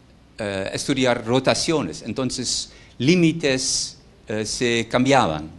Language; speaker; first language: Spanish; non-native, fluent; Dutch